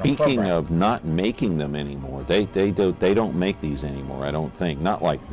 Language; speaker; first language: English; native; English